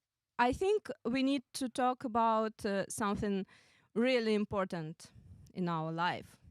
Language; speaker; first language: English; non-native, fluent; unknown